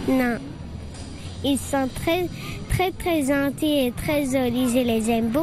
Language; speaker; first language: French; non-native, learner; Arabic